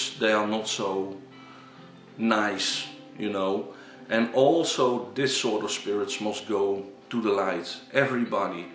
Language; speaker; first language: English; non-native, learner; Dutch